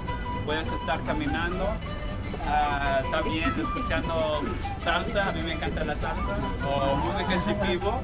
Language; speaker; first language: Spanish; non-native, learner; English